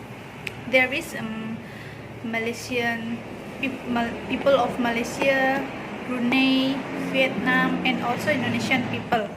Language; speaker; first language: English; non-native, learner; Indonesian